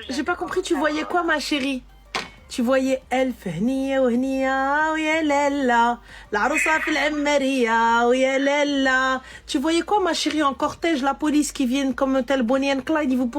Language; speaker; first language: French; native; French